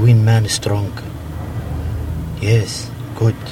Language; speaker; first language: English; non-native, learner; Arabic